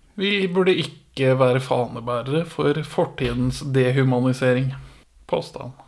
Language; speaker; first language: Norwegian; early bilingual, other home language; Persian